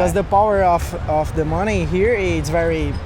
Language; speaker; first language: English; non-native, learner; Portuguese